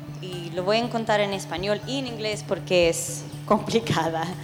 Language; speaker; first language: Spanish; early bilingual, heritage; English